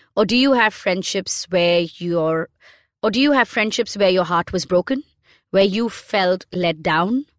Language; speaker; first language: English; non-native, local second language; Hindi